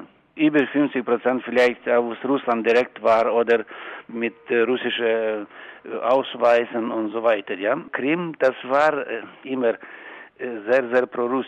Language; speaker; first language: German; non-native, learner; Ukrainian